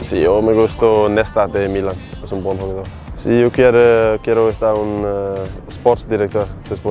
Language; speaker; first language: Spanish; non-native, learner; Danish